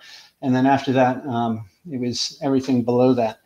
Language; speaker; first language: English; native; English